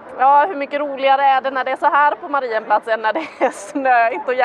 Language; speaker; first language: Swedish; native; Swedish